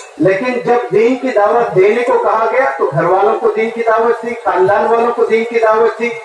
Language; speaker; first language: Urdu; native; Urdu